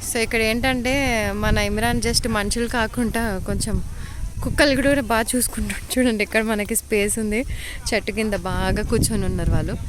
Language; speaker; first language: Telugu; native; Telugu